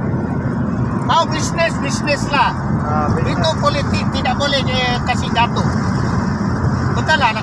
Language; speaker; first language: Malay; non-native, local second language; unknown